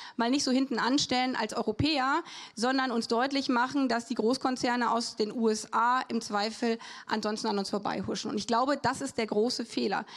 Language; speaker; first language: German; native; German